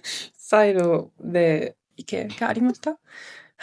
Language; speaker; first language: Japanese; non-native, learner; Italian